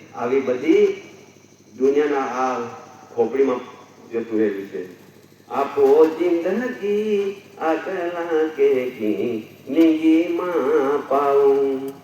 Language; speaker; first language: Gujarati; non-native, local second language; Bhili